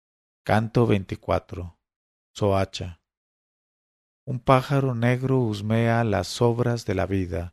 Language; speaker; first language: Spanish; native; Spanish